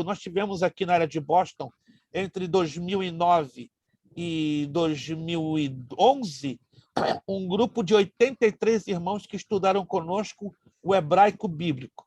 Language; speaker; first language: Portuguese; native; Portuguese